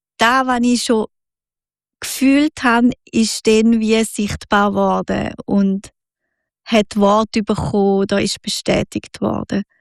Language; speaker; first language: German; native; German